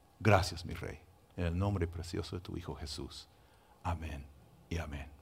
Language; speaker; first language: Spanish; non-native, fluent; English